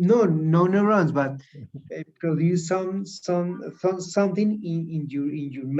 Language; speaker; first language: English; non-native, learner; Spanish